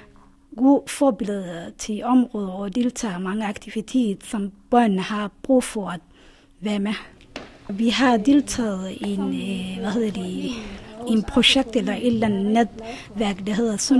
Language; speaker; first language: Danish; non-native, fluent; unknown